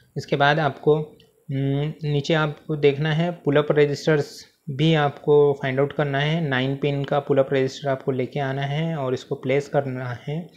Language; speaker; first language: Hindi; native; Hindi